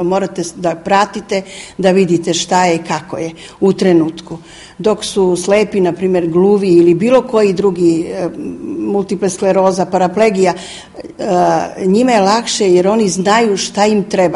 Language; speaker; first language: Serbian; native; Serbian